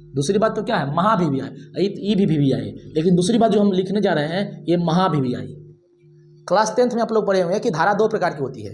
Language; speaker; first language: Hindi; native; Hindi